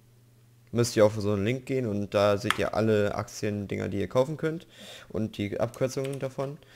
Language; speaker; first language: German; native; German